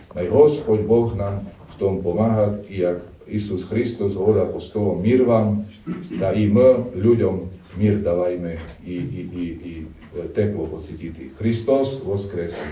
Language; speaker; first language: Slovak; non-native, local second language; Rusyn